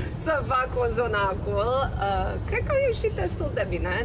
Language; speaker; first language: Romanian; early bilingual, heritage; Romanian